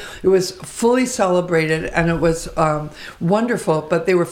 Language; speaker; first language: English; native; English